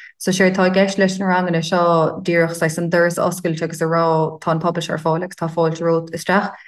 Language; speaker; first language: Irish; native; Irish